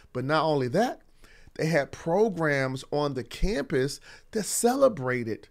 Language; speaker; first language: English; native; English